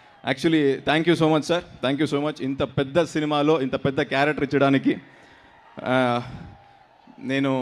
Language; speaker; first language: Telugu; non-native, learner; Kannada